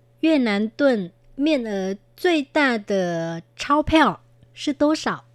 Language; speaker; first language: Chinese; non-native, fluent; Vietnamese